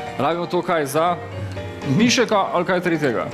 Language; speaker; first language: Slovenian; native; Slovenian